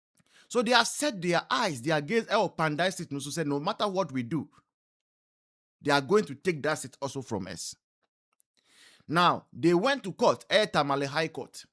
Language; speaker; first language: English; non-native, local second language; Akan